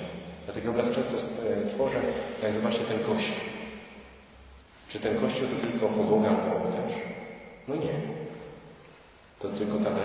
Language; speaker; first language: Polish; native; Polish